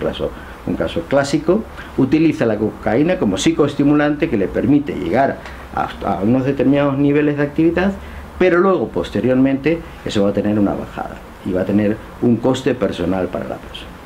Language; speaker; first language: Spanish; native; Spanish